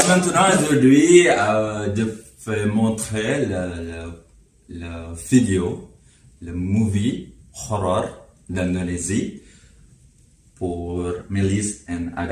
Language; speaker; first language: French; non-native, learner; Indonesian